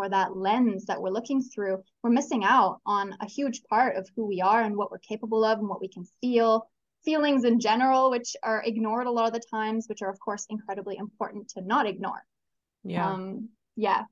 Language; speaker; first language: English; native; English